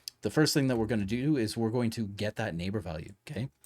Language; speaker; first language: English; native; English